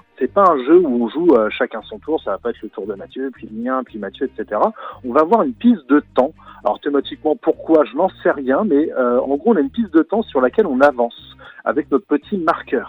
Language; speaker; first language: French; native; French